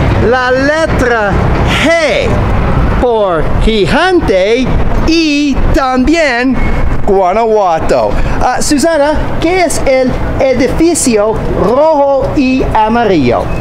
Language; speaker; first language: Spanish; non-native, learner; English